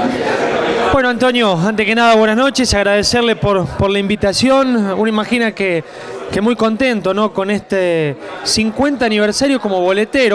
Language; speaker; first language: Spanish; native; Spanish